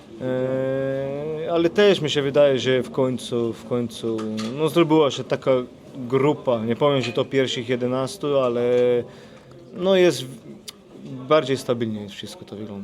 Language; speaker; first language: Polish; non-native, fluent; Slovenian